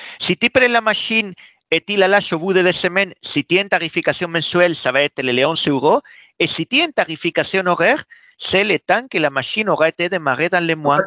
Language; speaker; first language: French; non-native, fluent; Spanish